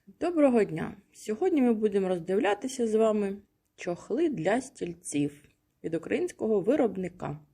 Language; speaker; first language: Ukrainian; native; Ukrainian